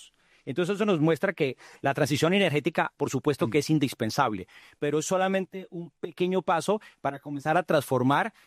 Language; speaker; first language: Spanish; native; Spanish